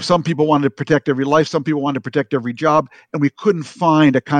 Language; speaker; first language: English; native; English